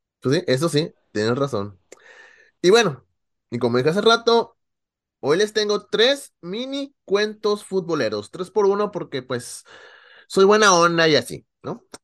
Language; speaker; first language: Spanish; native; Spanish